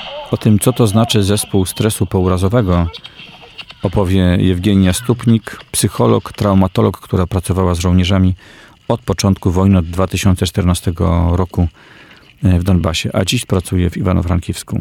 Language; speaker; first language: Polish; native; Polish